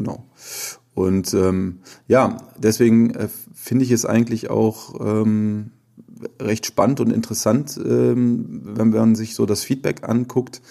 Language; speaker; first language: German; native; German